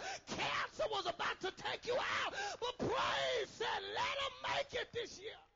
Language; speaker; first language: English; native; English